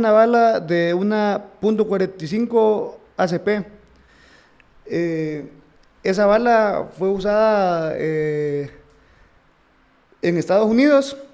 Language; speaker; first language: Spanish; native; Spanish